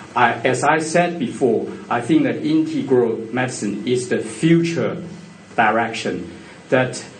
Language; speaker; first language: English; non-native, fluent; Chinese